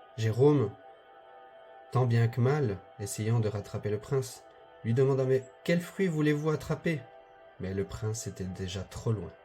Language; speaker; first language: French; native; French